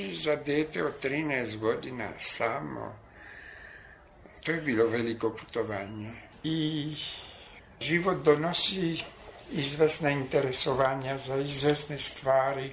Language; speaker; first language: Serbian; non-native, fluent; French